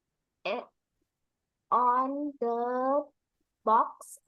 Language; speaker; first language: English; non-native, learner; Vietnamese